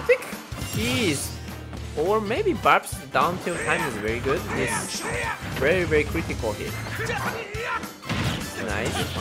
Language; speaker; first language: English; non-native, learner; Chinese